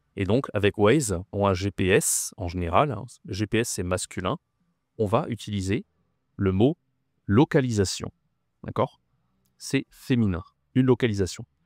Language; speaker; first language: French; native; French